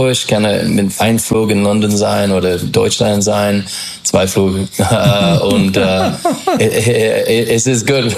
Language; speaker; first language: German; non-native, learner; English